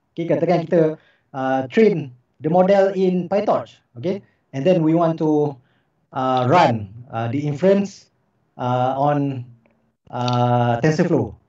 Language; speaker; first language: English; non-native, local second language; Malay